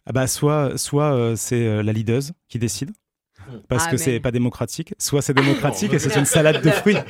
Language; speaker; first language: French; native; French